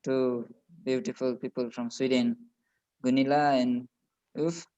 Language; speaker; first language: English; non-native, local second language; Nepali